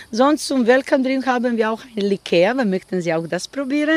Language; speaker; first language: German; non-native, learner; Croatian